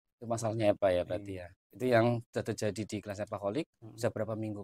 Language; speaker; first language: Indonesian; native; Indonesian